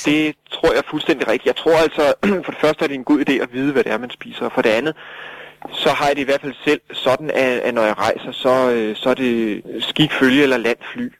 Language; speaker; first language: Danish; native; Danish